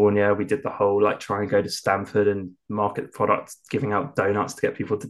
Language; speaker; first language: English; native; English